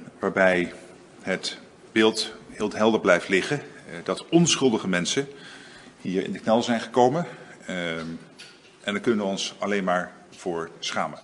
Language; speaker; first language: Dutch; native; Dutch